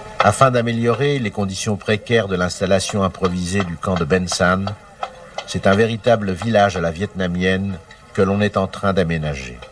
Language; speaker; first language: French; native; French